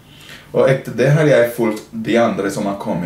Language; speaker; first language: Norwegian; non-native, fluent; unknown